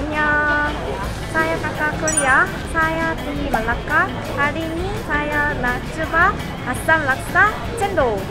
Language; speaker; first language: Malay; non-native, fluent; Korean